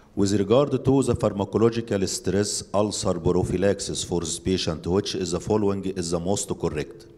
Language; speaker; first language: English; non-native, fluent; Arabic